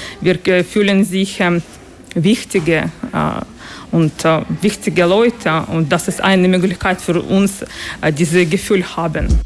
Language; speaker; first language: German; non-native, learner; Russian